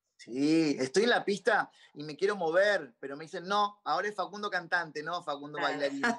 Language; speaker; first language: Spanish; native; Spanish